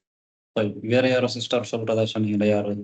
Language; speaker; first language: Arabic; non-native, fluent; Tamil